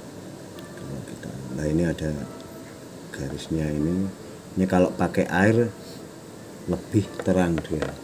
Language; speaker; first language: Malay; non-native, local second language; Javanese